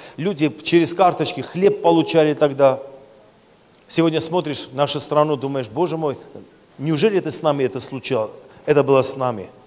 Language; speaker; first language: Russian; non-native, local second language; Armenian